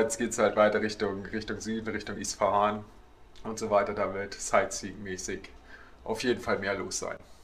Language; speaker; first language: German; native; German